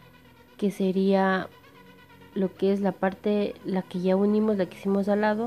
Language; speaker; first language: Spanish; native; Spanish